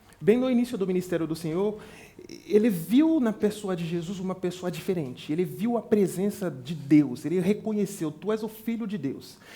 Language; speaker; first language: Portuguese; non-native, fluent; French